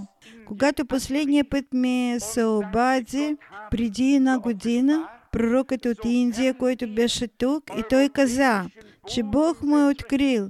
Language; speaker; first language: Bulgarian; non-native, fluent; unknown